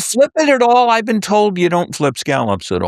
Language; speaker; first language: English; native; English